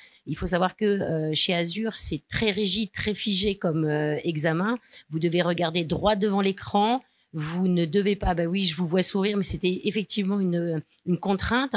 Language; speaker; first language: French; native; French